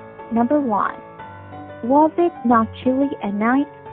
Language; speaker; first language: English; non-native, fluent; Chinese